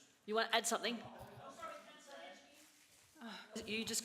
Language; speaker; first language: English; native; English